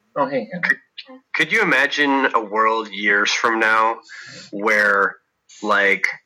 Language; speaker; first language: English; native; English